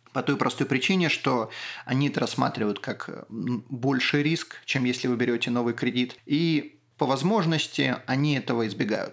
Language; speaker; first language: Russian; native; Russian